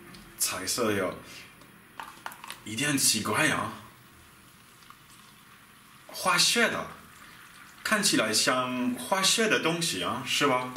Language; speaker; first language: Chinese; non-native, fluent; German